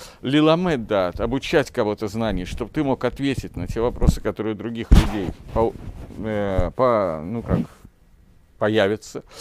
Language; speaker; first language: Russian; native; Russian